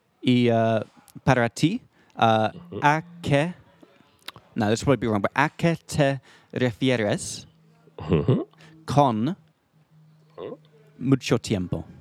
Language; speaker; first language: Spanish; non-native, learner; English